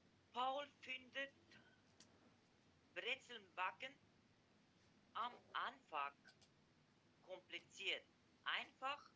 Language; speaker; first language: German; non-native, learner; Macedonian